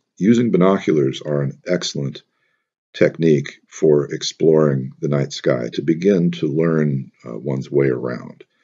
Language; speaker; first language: English; native; English